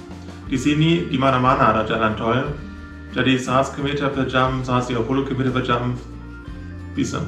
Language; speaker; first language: Indonesian; non-native, fluent; German